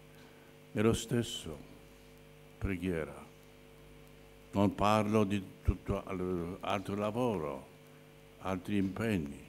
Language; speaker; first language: Italian; non-native, fluent; Polish